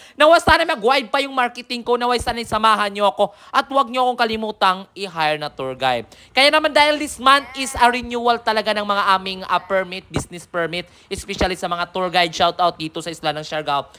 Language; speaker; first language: Filipino; native; Filipino